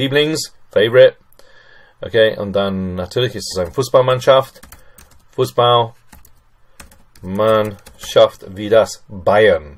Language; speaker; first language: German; non-native, fluent; English